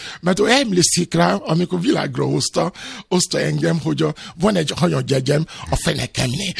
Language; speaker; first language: Hungarian; non-native, fluent; Yoruba